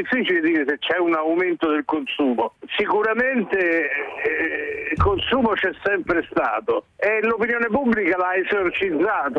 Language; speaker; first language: Italian; native; Italian